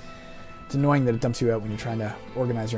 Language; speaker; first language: English; native; English